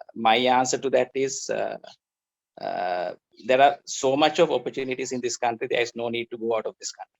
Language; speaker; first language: English; non-native, local second language; Sinhala